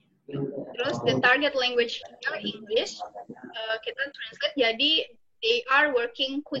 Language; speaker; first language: English; non-native, local second language; Indonesian